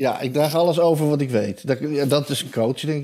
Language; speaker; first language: Dutch; native; Dutch